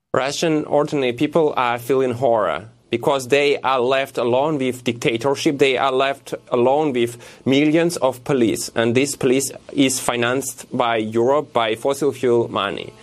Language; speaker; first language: English; non-native, fluent; Russian